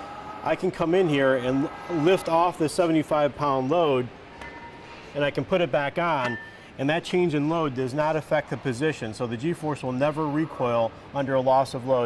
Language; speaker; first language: English; native; English